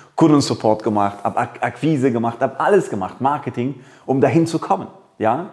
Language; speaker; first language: German; early bilingual, other home language; Persian